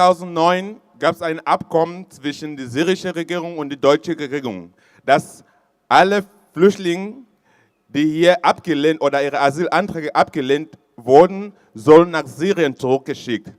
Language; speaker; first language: German; non-native, fluent; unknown